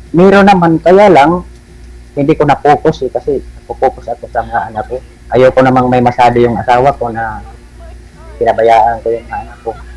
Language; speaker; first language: Filipino; non-native, local second language; Cebuano